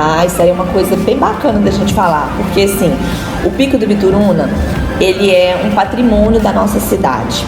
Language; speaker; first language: Portuguese; native; Portuguese